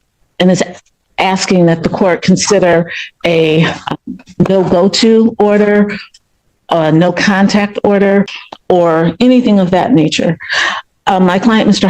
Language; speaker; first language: English; native; English